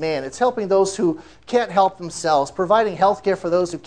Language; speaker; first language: English; native; English